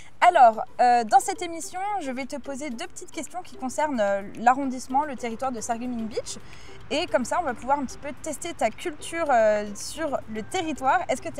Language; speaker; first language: French; native; French